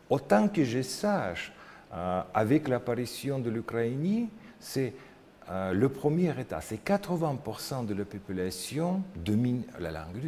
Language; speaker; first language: French; non-native, learner; Russian